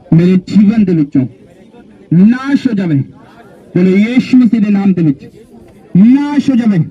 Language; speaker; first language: Hindi; non-native, local second language; Punjabi